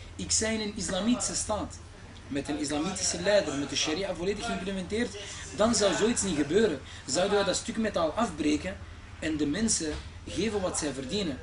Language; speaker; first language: Dutch; early bilingual, other home language; Arabic